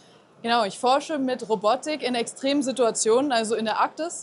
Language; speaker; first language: German; native; German